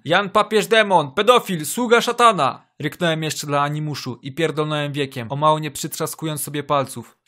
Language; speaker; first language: Polish; native; Polish